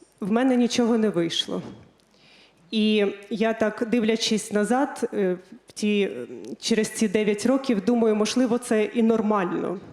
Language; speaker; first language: Ukrainian; native; Ukrainian